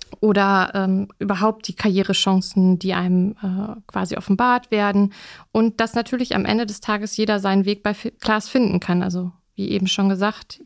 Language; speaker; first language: German; native; German